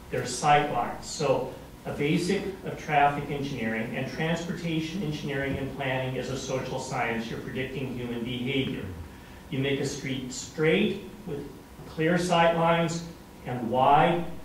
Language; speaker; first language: English; native; English